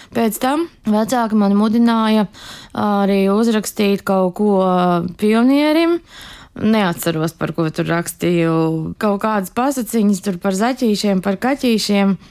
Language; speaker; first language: Latvian; native; Latvian